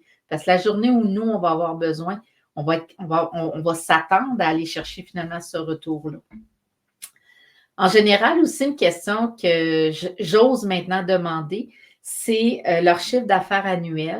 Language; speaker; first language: French; native; French